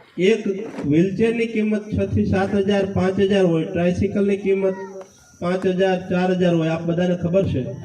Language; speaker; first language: Gujarati; native; Gujarati